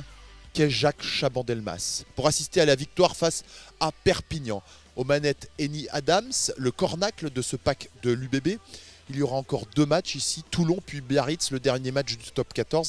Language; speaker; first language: French; native; French